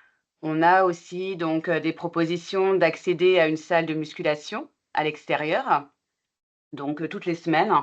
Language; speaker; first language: French; native; French